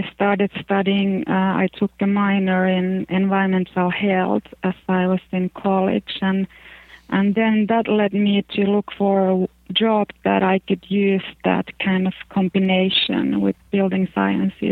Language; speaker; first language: English; non-native, fluent; Finnish